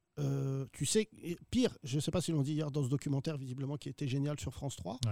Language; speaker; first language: French; early bilingual, other home language; Arabic